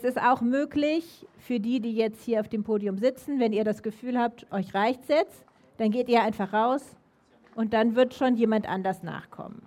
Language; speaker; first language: German; native; German